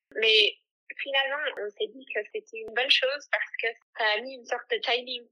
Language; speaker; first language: French; non-native, fluent; English